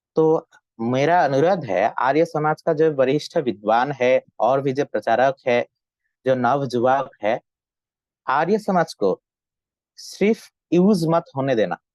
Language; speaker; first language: Hindi; non-native, fluent; Bangla